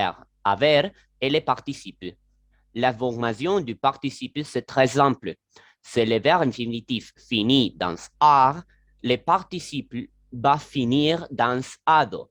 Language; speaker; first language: French; non-native, learner; Spanish